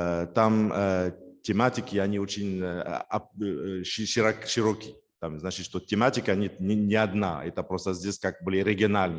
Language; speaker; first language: Russian; non-native, fluent; French